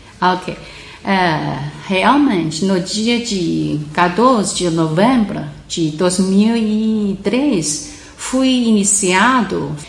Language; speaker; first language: Portuguese; non-native, learner; Chinese